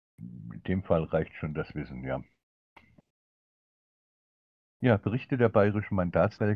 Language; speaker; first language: German; native; German